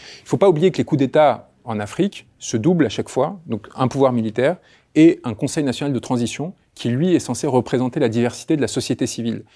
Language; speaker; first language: French; early bilingual, other home language; Spanish